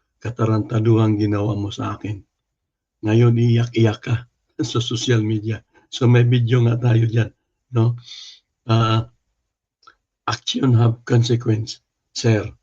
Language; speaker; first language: Filipino; non-native, local second language; Cebuano